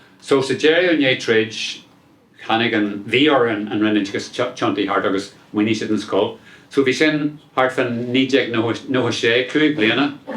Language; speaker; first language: Irish; non-native, local second language; English